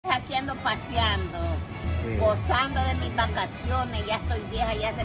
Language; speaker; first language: Spanish; native; Spanish